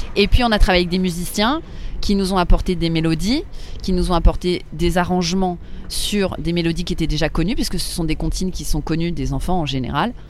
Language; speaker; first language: French; native; French